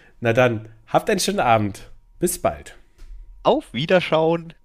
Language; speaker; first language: German; native; German